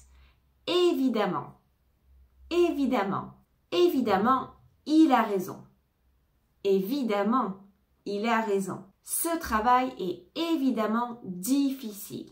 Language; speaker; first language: French; native; French